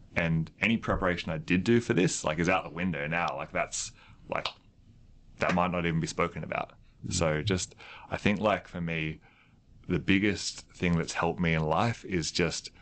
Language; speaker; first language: English; native; English